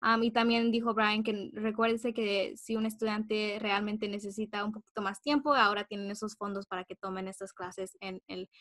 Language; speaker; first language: Spanish; early bilingual, heritage; Spanish